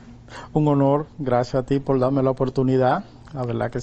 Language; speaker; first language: Spanish; native; Spanish